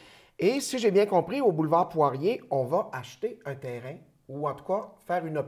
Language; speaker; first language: French; native; French